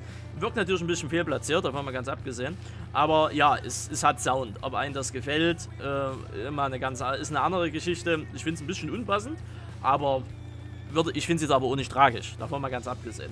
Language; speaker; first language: German; native; German